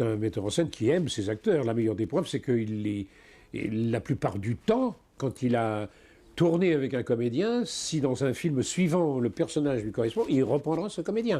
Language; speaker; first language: French; native; French